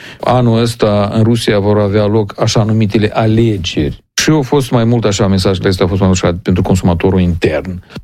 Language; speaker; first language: Romanian; native; Romanian